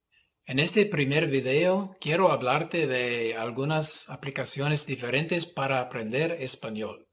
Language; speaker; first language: Spanish; non-native, fluent; English